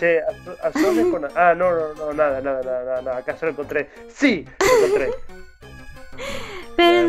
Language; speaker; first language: Spanish; native; Spanish